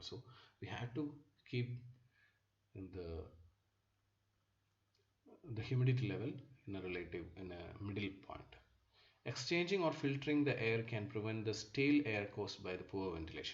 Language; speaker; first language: English; non-native, local second language; Malayalam